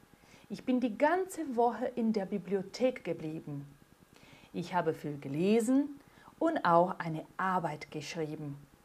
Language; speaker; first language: German; non-native, fluent; Portuguese